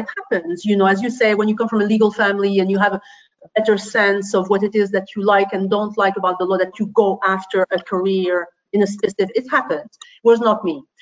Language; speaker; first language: English; non-native, fluent; French